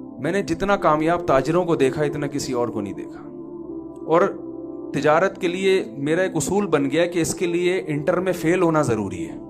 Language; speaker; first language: Urdu; native; Urdu